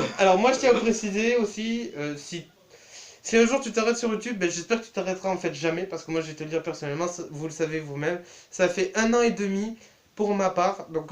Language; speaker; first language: French; native; French